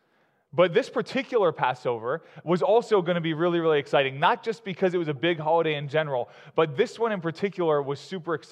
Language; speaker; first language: English; native; English